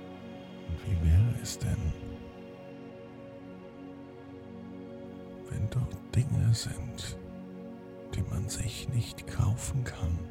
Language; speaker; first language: German; native; German